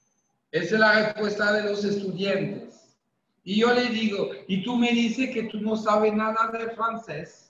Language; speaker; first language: Spanish; non-native, fluent; French